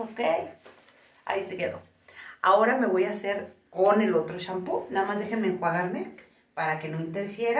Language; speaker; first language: Spanish; native; Spanish